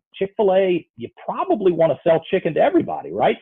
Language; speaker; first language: English; native; English